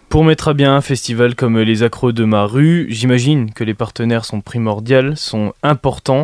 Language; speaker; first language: French; native; French